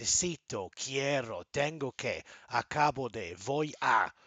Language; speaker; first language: Spanish; non-native, fluent; English